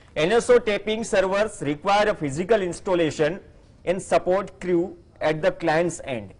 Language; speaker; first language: English; non-native, local second language; Gujarati